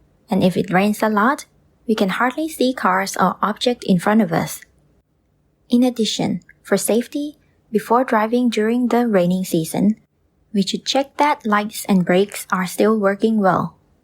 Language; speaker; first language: English; non-native, fluent; Thai